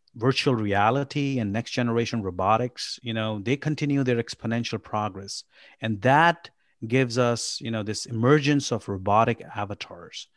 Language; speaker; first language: English; non-native, local second language; Urdu